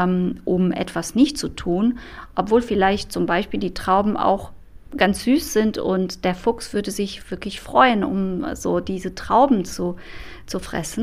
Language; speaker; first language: German; non-native, fluent; Romanian